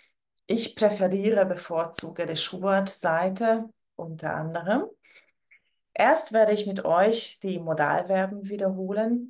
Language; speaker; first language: German; non-native, fluent; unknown